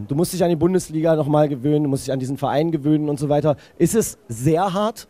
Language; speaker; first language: German; native; German